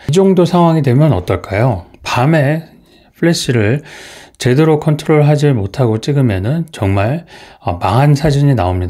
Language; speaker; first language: Korean; native; Korean